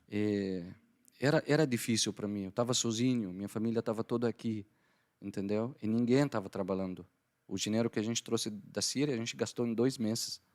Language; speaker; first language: Portuguese; non-native, fluent; Arabic